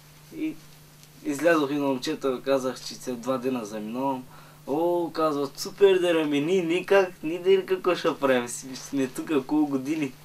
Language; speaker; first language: Bulgarian; non-native, local second language; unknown